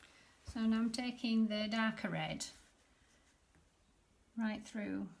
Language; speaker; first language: English; native; English